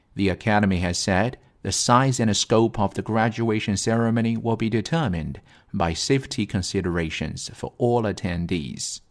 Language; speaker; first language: English; non-native, fluent; Chinese